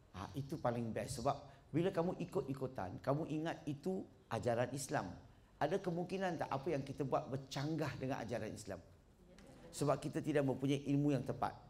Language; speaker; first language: Malay; non-native, local second language; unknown